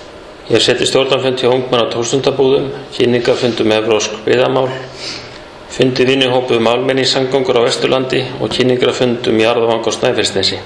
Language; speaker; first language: Icelandic; native; Icelandic